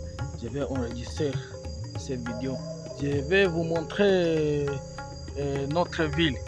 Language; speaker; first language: French; non-native, learner; Swahili